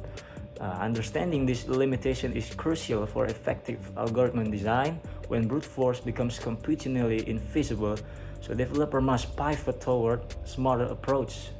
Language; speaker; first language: English; non-native, learner; Indonesian